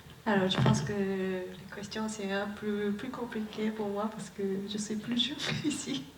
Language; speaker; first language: French; non-native, learner; Japanese